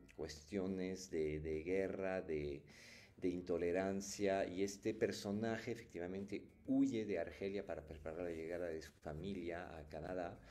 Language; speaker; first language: Spanish; non-native, fluent; French